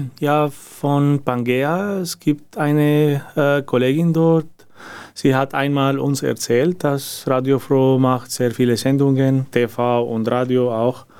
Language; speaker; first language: German; non-native, learner; Arabic